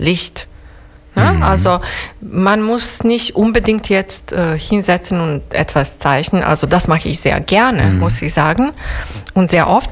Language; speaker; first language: German; non-native, fluent; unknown